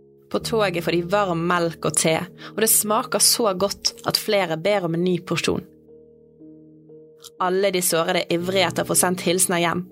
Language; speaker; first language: Norwegian; native; Norwegian